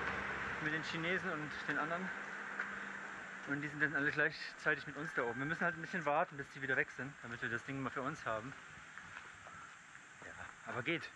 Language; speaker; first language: German; native; German